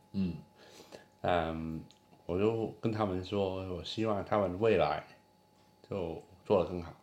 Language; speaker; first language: Chinese; non-native, local second language; Cantonese